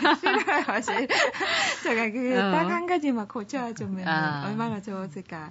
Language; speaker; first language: Korean; non-native, learner; Vietnamese